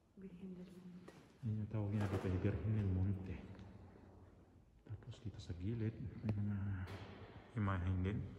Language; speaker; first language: Filipino; native; Filipino